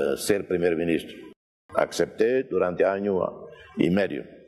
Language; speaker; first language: Spanish; non-native, fluent; Portuguese